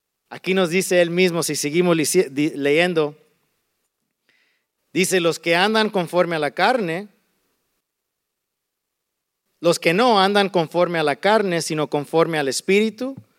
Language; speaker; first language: Spanish; early bilingual, heritage; Spanish